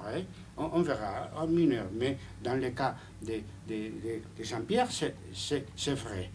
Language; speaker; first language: French; non-native, fluent; Spanish